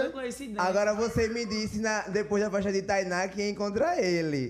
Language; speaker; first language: Portuguese; native; Portuguese